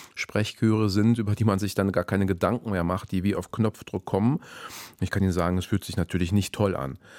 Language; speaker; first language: German; native; German